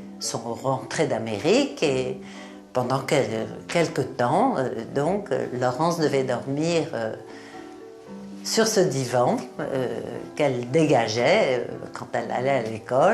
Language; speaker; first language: French; native; French